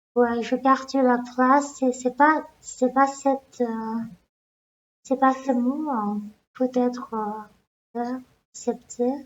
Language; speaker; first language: French; non-native, learner; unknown